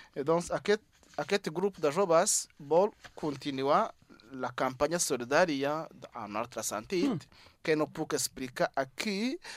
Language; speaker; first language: Catalan; non-native, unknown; Kinyarwanda